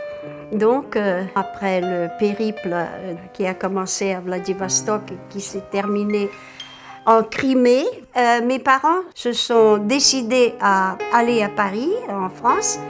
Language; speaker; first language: French; early bilingual, other home language; Russian